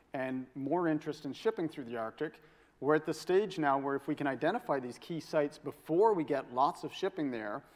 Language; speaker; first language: English; native; English